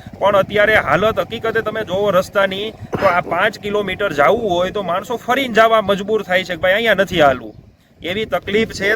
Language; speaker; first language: Gujarati; native; Gujarati